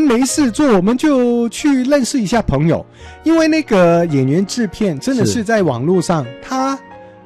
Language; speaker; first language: Chinese; non-native, local second language; Cantonese